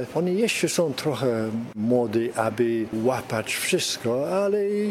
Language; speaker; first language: Polish; early bilingual, heritage; English